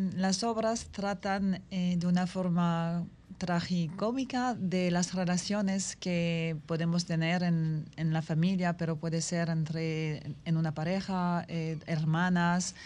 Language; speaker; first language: Spanish; non-native, fluent; French